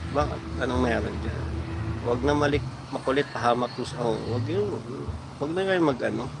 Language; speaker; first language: Filipino; native; Filipino